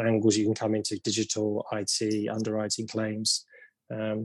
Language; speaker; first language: English; native; English